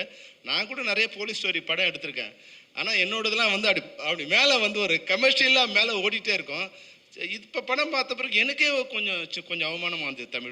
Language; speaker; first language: Tamil; native; Tamil